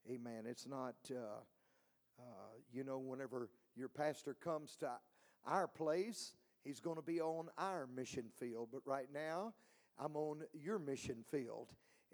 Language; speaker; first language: English; native; English